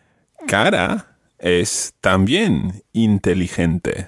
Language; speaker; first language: Spanish; non-native, fluent; English